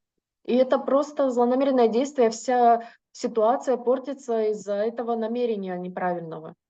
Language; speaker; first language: Russian; native; Russian